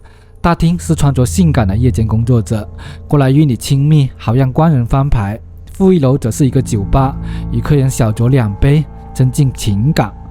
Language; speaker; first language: Chinese; native; Chinese